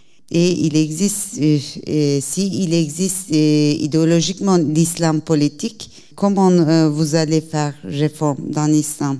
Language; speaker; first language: French; non-native, learner; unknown